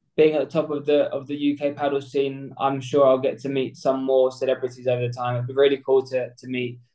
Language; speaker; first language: English; native; English